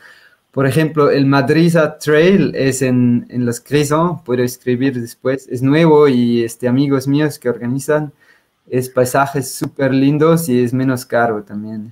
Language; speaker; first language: Spanish; non-native, fluent; Swiss German